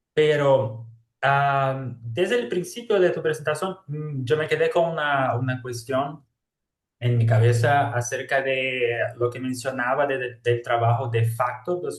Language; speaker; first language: Spanish; non-native, fluent; Portuguese